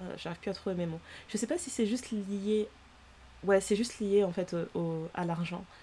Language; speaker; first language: French; early bilingual, other home language; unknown